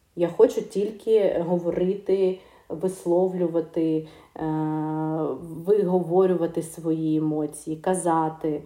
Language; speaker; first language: Ukrainian; non-native, local second language; Russian